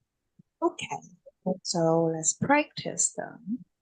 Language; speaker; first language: English; non-native, fluent; Chinese